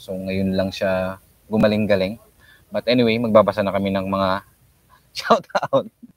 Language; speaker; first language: Filipino; native; Filipino